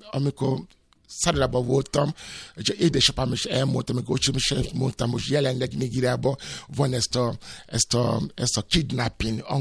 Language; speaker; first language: Hungarian; non-native, fluent; Yoruba